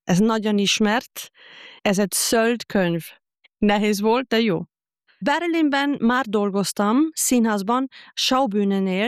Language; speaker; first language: Hungarian; non-native, fluent; German